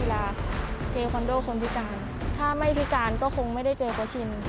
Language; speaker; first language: Thai; native; Thai